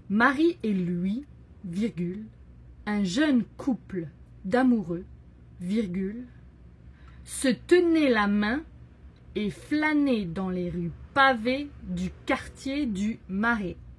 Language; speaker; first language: French; native; French